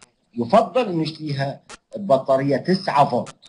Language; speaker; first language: Arabic; native; Arabic